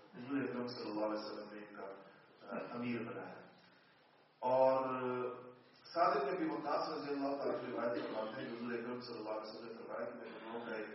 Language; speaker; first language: Urdu; non-native, local second language; Pashto